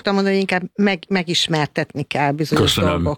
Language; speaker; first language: Hungarian; native; Hungarian